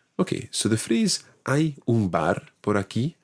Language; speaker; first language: Spanish; non-native, fluent; English